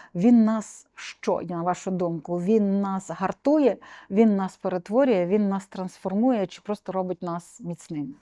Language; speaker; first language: Ukrainian; native; Ukrainian